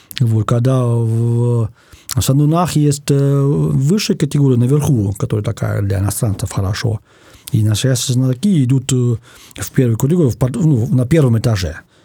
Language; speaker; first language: Russian; non-native, fluent; German